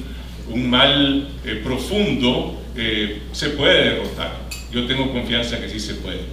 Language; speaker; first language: Spanish; native; Spanish